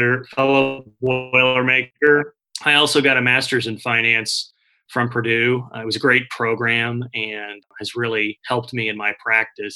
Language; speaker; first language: English; native; English